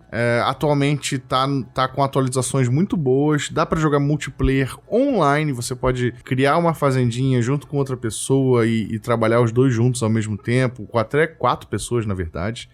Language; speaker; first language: Portuguese; native; Portuguese